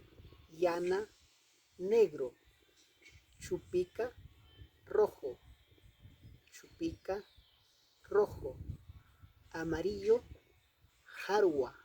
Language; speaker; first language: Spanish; non-native, local second language; Quechua